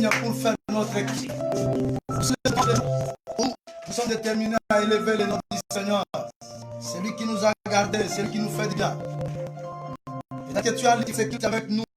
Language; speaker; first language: French; non-native, local second language; Lingala